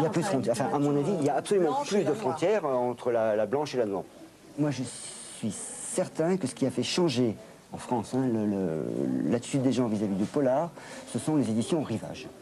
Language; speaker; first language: French; native; French